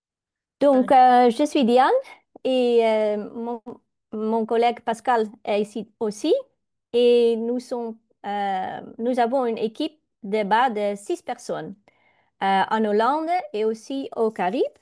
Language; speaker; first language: French; non-native, learner; Dutch